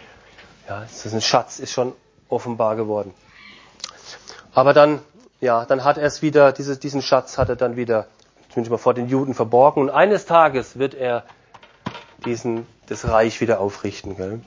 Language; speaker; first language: German; non-native, fluent; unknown